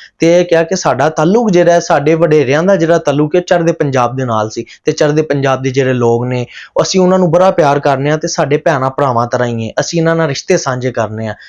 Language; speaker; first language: Punjabi; native; Punjabi